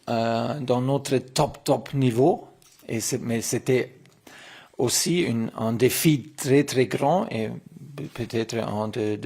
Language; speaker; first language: French; non-native, learner; German